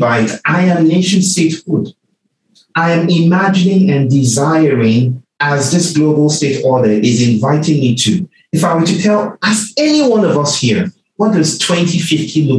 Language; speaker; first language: English; non-native, local second language; Yoruba